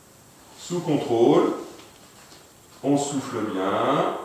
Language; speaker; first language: French; native; French